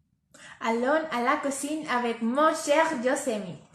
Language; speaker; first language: French; non-native, learner; Spanish